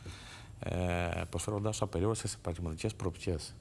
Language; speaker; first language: Greek; native; Greek